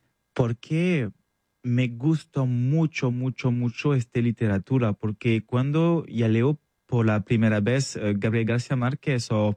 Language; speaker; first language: Spanish; non-native, learner; French